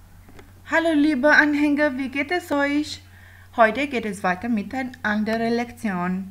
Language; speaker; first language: German; non-native, fluent; Albanian